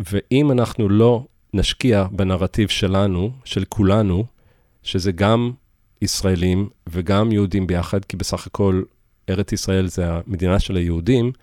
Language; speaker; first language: Hebrew; early bilingual, other home language; English